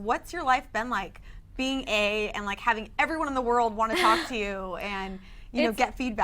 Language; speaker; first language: English; native; English